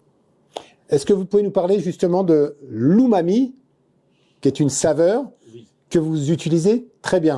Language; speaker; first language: French; native; French